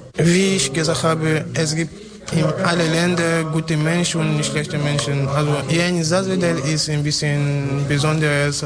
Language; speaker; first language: German; non-native, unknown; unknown